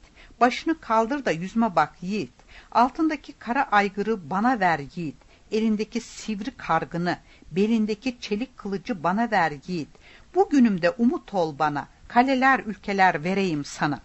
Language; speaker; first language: Turkish; native; Turkish